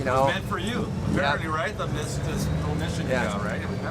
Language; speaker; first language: English; native; English